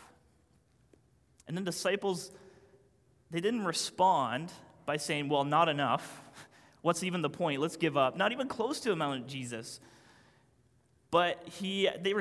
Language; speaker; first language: English; native; English